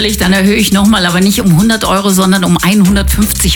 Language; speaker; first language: German; native; German